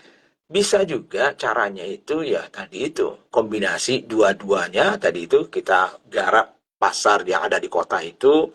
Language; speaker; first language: Indonesian; native; Indonesian